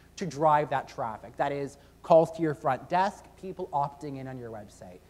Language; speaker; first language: English; native; English